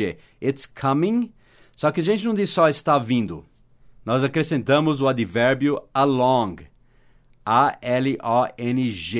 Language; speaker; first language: Portuguese; non-native, fluent; English